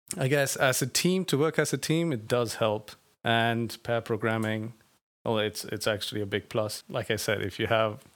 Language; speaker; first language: English; non-native, local second language; Tamil